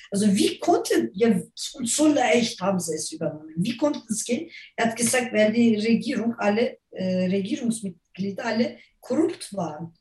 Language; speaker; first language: German; non-native, fluent; Turkish